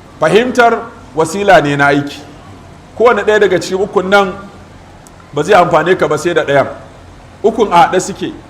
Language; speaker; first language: Hausa; native; Hausa